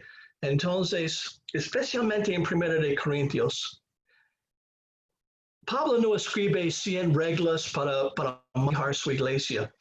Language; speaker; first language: Spanish; non-native, fluent; English